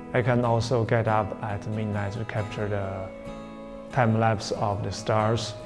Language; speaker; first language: English; non-native, fluent; Chinese